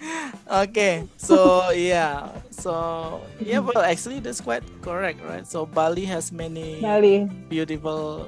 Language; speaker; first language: English; non-native, fluent; Indonesian